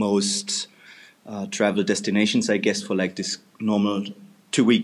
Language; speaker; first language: English; non-native, fluent; German